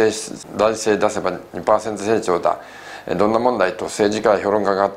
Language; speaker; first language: Japanese; native; Japanese